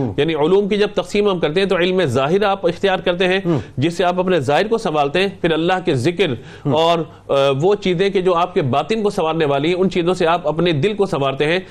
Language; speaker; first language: Urdu; native; Urdu